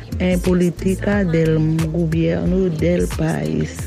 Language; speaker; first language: Spanish; non-native, learner; Haitian Creole